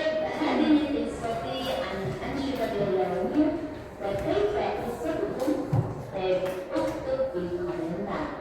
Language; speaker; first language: Arabic; non-native, learner; Indonesian